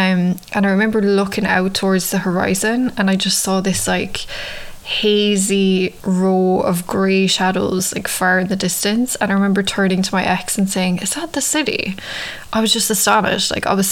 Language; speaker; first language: English; native; English